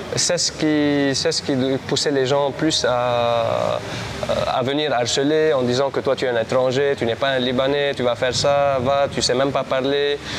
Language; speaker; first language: French; non-native, local second language; Armenian